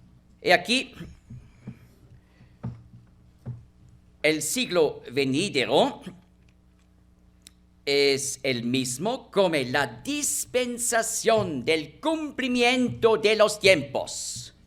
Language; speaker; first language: Spanish; non-native, fluent; German